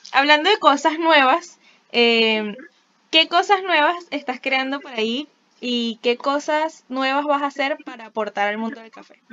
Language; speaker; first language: Spanish; native; Spanish